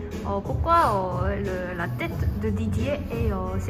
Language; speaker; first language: French; non-native, learner; Korean